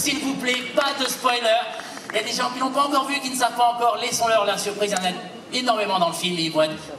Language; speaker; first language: French; native; French